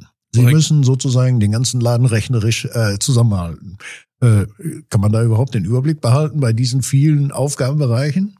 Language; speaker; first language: German; native; German